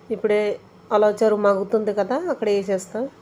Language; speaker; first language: Telugu; native; Telugu